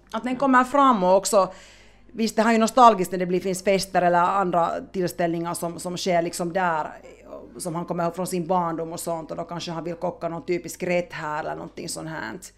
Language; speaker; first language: Swedish; native; Swedish